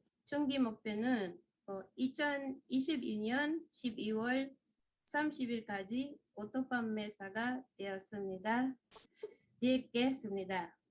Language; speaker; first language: Korean; non-native, fluent; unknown